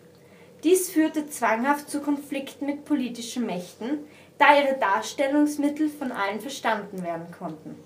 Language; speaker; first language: German; native; German